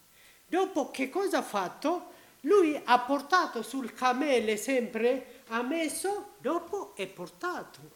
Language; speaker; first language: Italian; non-native, learner; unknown